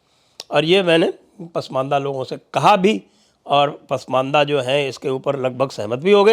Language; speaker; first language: Hindi; native; Hindi